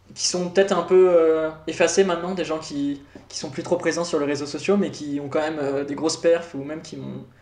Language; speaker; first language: French; native; French